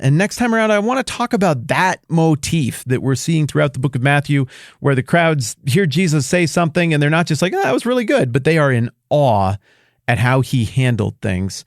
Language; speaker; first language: English; native; English